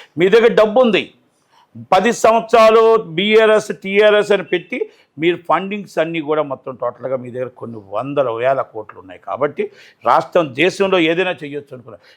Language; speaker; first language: Telugu; native; Telugu